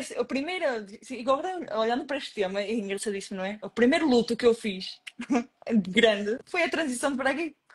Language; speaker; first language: Portuguese; non-native, fluent; Spanish